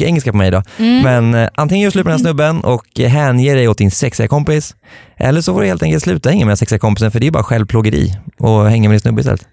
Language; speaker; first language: Swedish; native; Swedish